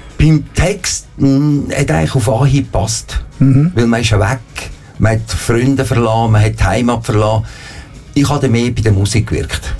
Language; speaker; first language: German; non-native, fluent; Italian